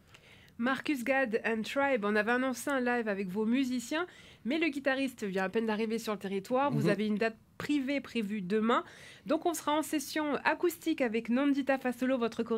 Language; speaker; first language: French; native; French